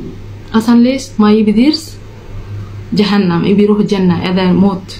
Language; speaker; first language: Arabic; non-native, learner; Telugu